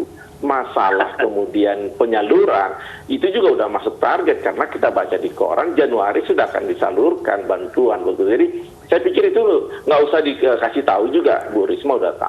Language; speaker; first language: Indonesian; native; Indonesian